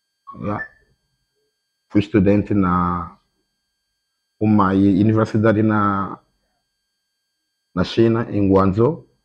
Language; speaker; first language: Portuguese; non-native, learner; Lingala